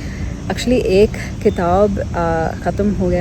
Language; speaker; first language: Hindi; non-native, learner; English